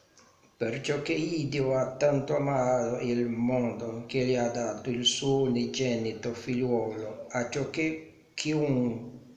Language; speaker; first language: Italian; non-native, learner; Portuguese